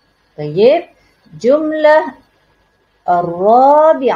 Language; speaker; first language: Arabic; non-native, learner; Malay